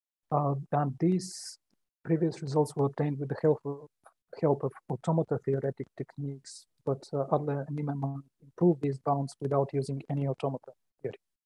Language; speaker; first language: English; non-native, fluent; Bulgarian